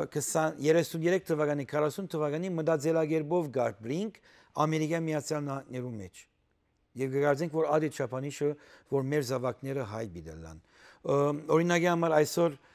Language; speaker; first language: Armenian; early bilingual, heritage; Armenian